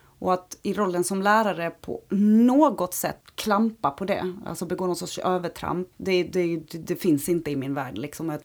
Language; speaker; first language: Swedish; early bilingual, other home language; Romanian